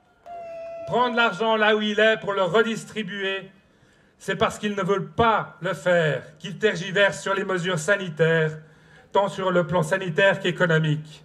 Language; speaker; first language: French; native; French